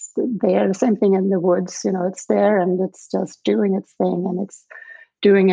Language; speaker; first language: English; non-native, fluent; Swedish